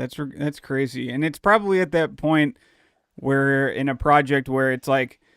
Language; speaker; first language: English; native; English